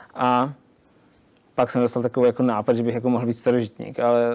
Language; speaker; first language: Czech; native; Czech